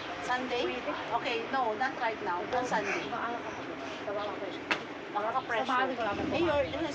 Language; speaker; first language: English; non-native, learner; Filipino